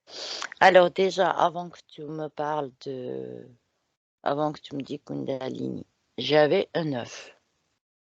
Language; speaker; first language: French; non-native, fluent; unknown